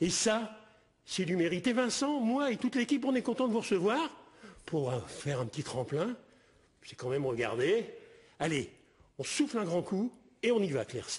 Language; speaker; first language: French; native; French